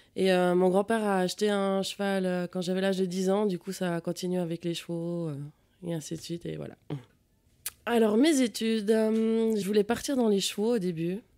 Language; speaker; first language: French; native; French